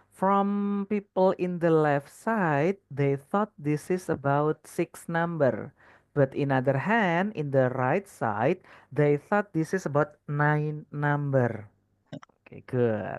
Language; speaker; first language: English; non-native, fluent; Indonesian